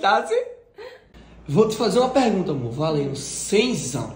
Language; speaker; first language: Portuguese; native; Portuguese